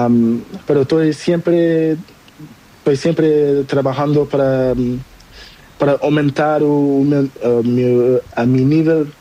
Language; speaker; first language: Spanish; non-native, learner; Portuguese